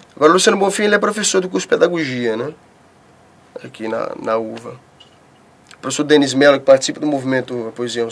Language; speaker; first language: Portuguese; native; Portuguese